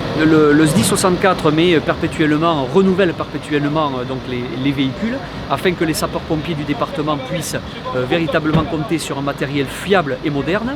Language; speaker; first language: French; native; French